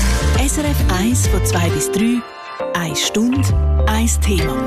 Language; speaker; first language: German; native; German